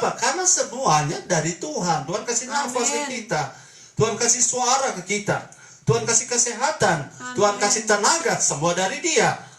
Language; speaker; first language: Indonesian; native; Indonesian